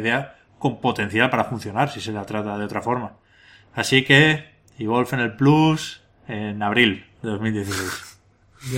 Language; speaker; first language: Spanish; native; Spanish